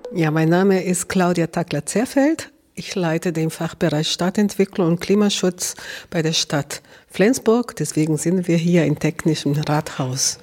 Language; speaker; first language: German; non-native, fluent; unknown